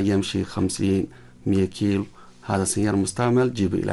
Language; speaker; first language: Arabic; non-native, learner; Chinese